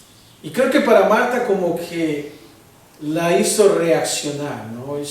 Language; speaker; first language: Spanish; early bilingual, heritage; Spanish